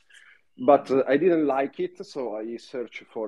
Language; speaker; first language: English; non-native, fluent; Italian